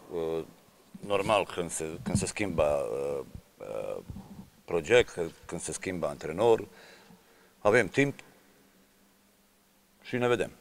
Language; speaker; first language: Romanian; non-native, learner; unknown